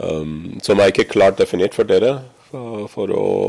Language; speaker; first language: Norwegian; non-native, fluent; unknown